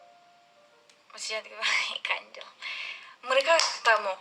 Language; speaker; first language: Indonesian; non-native, learner; Turkish